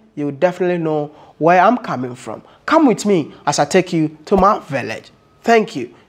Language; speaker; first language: English; non-native, local second language; Akan